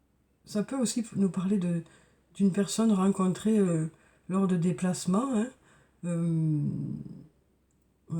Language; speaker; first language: French; native; French